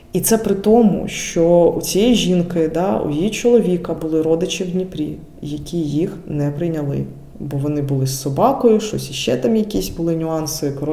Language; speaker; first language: Ukrainian; non-native, local second language; Russian